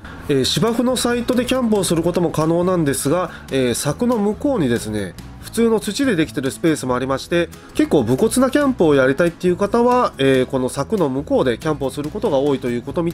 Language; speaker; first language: Japanese; native; Japanese